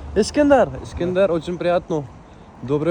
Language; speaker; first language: Russian; non-native, learner; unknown